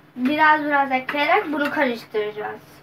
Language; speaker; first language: Turkish; non-native, learner; Urdu